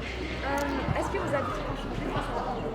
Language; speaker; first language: French; native; French